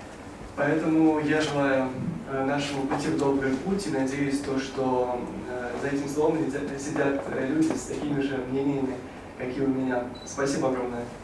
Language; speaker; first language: Russian; native; Russian